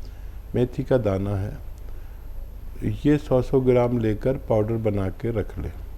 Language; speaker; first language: Hindi; native; Hindi